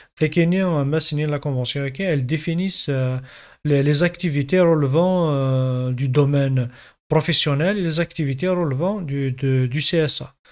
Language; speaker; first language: French; non-native, local second language; Kabyle